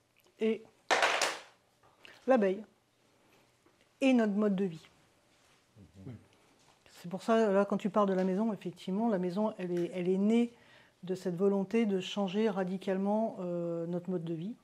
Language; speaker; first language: French; native; French